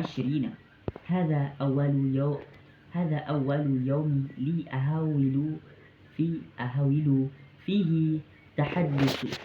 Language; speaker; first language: Arabic; non-native, learner; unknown